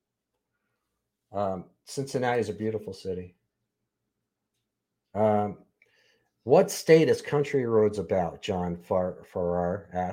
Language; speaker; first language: English; native; English